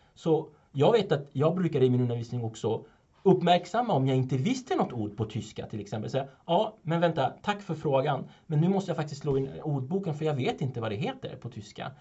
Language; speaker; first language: Swedish; non-native, fluent; French